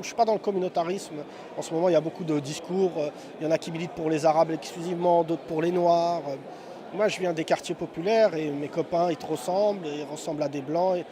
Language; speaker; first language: French; native; French